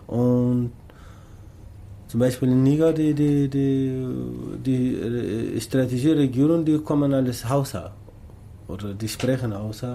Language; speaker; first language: German; non-native, learner; Tamasheq